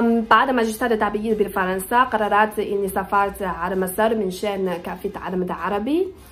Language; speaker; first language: Arabic; non-native, fluent; Chinese